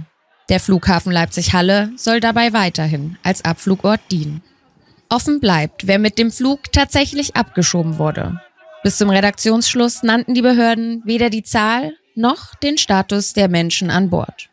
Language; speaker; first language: German; native; German